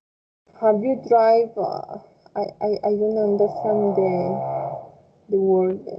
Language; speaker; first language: English; non-native, fluent; Spanish